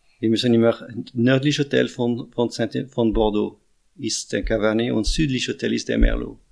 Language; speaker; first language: German; non-native, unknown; French